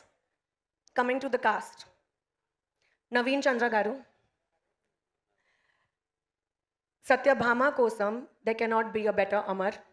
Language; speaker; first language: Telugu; non-native, learner; Hindi